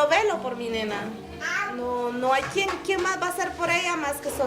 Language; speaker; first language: Spanish; native; Spanish